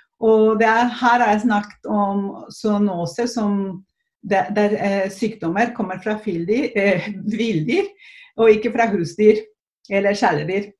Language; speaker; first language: Norwegian; non-native, fluent; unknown